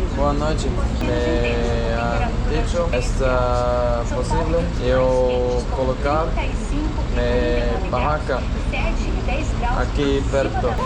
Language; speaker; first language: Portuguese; non-native, learner; German